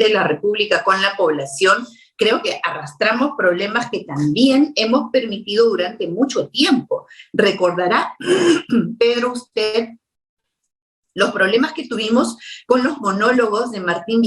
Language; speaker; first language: Spanish; native; Spanish